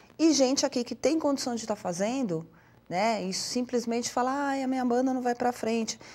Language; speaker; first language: Portuguese; native; Portuguese